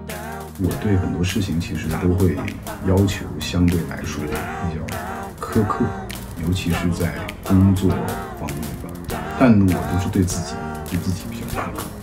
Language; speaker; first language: Chinese; native; Chinese